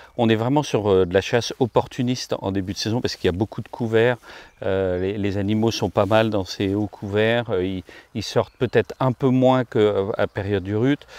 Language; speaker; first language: French; native; French